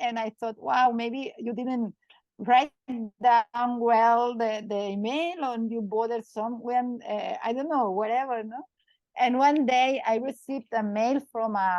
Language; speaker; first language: English; non-native, learner; Catalan